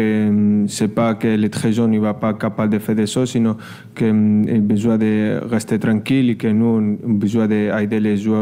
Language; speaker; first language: French; non-native, learner; Spanish